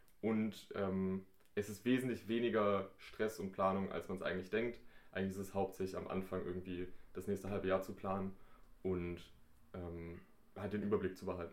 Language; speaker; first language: German; native; German